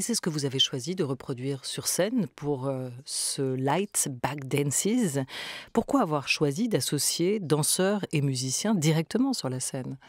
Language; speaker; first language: French; native; French